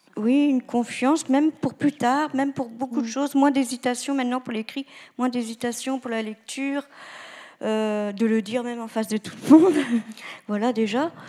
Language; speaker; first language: French; native; French